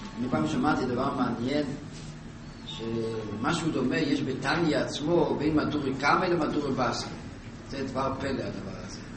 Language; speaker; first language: Hebrew; native; Hebrew